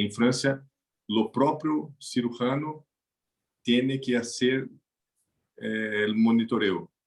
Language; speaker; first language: Spanish; non-native, learner; Portuguese